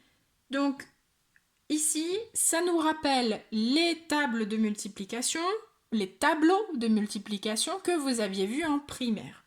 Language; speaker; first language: French; native; French